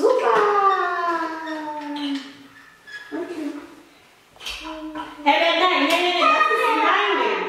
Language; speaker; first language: German; non-native, learner; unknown